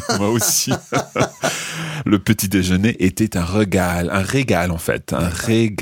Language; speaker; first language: French; non-native, fluent; English